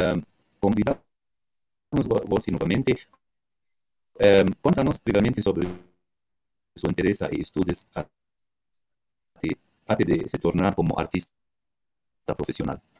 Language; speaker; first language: Portuguese; non-native, learner; Arabic